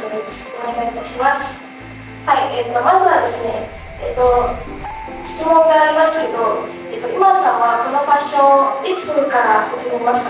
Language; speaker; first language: Japanese; non-native, learner; Indonesian